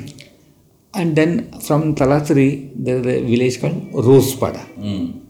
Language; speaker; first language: English; non-native, local second language; Marathi